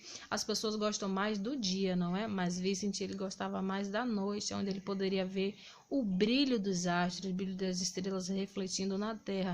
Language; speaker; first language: Portuguese; native; Portuguese